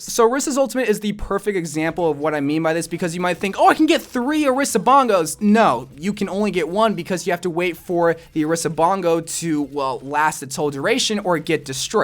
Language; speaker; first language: English; native; English